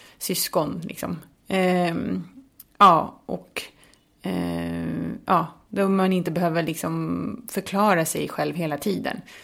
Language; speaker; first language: Swedish; early bilingual, other home language; Spanish